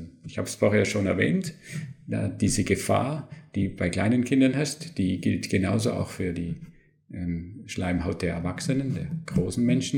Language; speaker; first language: German; native; German